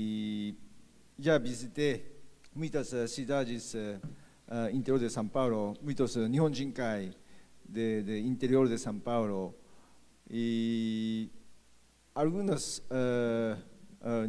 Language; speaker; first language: Portuguese; non-native, fluent; Japanese